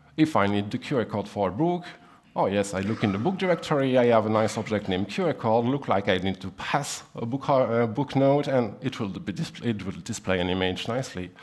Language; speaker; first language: English; non-native, fluent; German